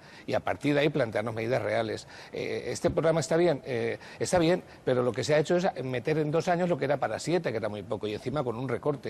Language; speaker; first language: Spanish; native; Spanish